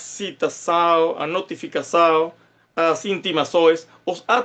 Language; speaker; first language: Portuguese; non-native, fluent; Spanish